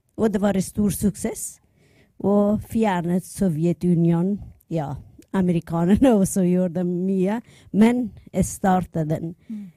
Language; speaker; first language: Norwegian; non-native, learner; Persian